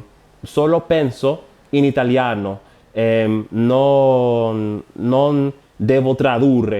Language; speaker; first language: Italian; non-native, learner; Spanish